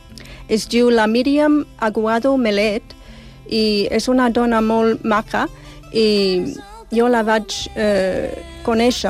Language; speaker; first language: Catalan; non-native, fluent; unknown